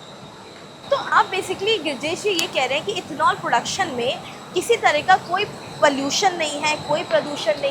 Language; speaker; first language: Hindi; native; Hindi